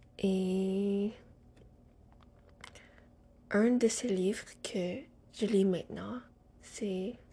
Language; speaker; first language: French; non-native, learner; English